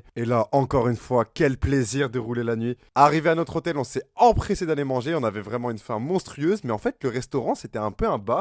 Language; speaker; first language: French; native; French